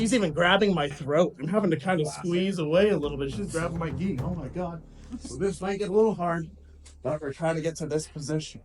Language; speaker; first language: English; native; English